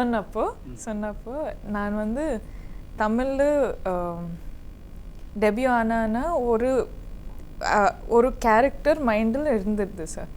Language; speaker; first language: Tamil; non-native, learner; Kodava